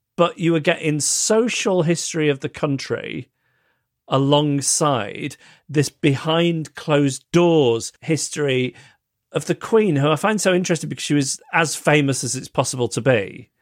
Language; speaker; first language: English; native; English